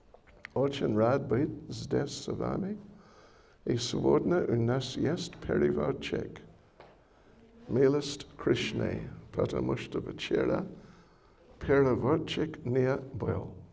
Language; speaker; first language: Russian; non-native, learner; English